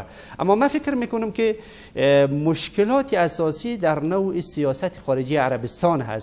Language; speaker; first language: Persian; native; Persian